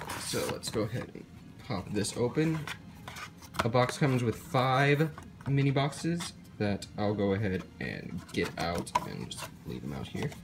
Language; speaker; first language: English; native; English